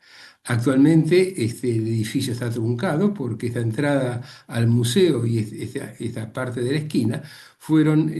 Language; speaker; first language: Spanish; native; Spanish